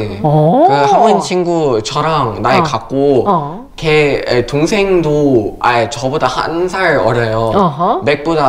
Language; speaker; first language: Korean; early bilingual, other home language; English